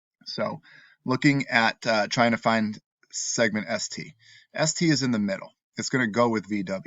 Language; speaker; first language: English; native; English